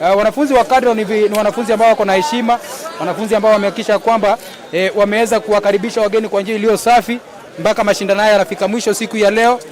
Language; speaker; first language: Swahili; non-native, local second language; Gusii